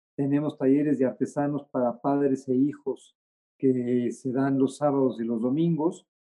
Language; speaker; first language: Spanish; native; Spanish